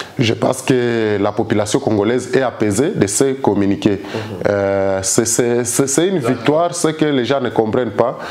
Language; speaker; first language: French; non-native, local second language; Swahili